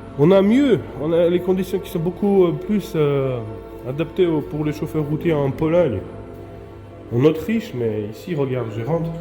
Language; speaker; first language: French; non-native, fluent; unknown